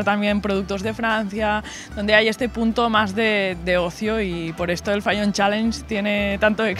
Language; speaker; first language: Spanish; native; Spanish